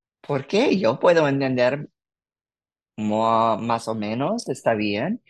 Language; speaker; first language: Spanish; non-native, learner; English